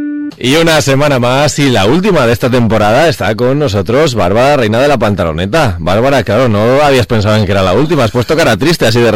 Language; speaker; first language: Spanish; native; Spanish